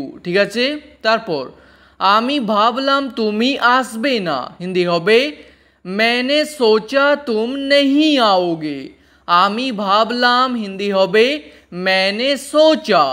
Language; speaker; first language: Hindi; non-native, fluent; Bangla